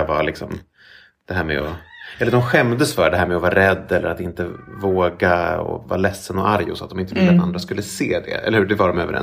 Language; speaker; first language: Swedish; native; Swedish